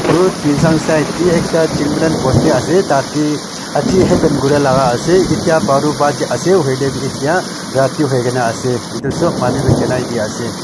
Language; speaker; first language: Assamese; non-native, local second language; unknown